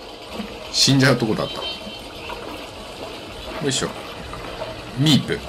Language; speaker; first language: Japanese; native; Japanese